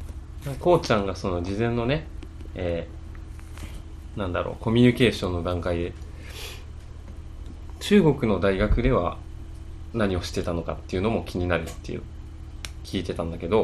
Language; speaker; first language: Japanese; native; Japanese